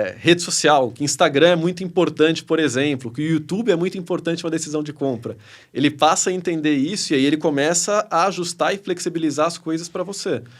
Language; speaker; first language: Portuguese; early bilingual, other home language; Spanish